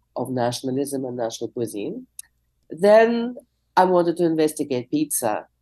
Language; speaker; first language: English; non-native, fluent; Russian